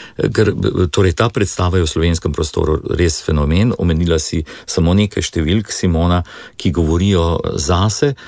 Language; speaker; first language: Slovenian; native; Slovenian